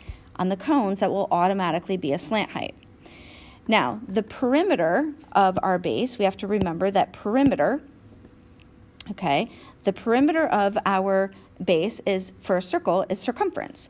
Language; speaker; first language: English; native; English